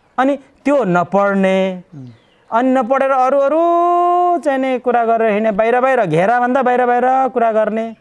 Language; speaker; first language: Nepali; non-native, local second language; Limbu